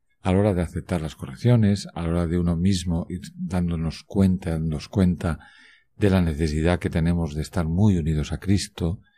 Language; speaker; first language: Spanish; native; Spanish